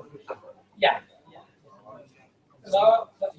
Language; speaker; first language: English; non-native, learner; Indonesian